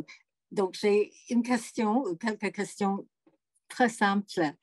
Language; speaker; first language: French; non-native, fluent; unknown